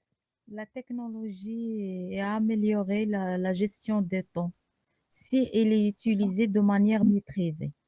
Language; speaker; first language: French; non-native, learner; Arabic